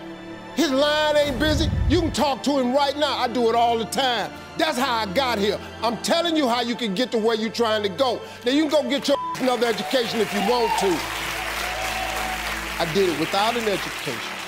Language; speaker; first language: English; native; English